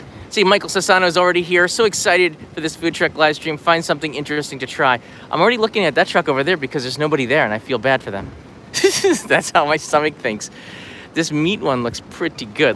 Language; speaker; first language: English; native; English